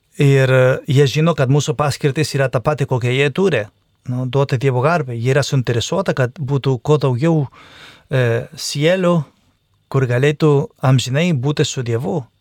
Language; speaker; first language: Lithuanian; non-native, fluent; Spanish